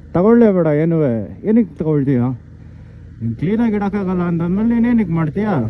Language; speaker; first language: Kannada; native; Kannada